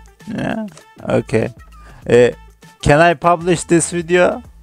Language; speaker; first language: English; non-native, learner; Turkish